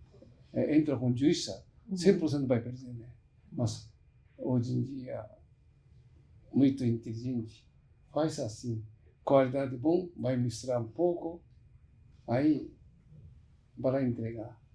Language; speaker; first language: Portuguese; non-native, learner; Japanese